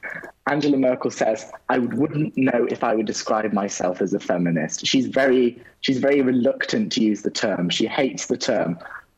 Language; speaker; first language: English; native; English